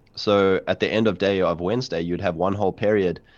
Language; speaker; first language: English; native; English